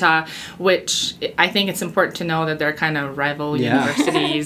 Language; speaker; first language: English; non-native, fluent; Russian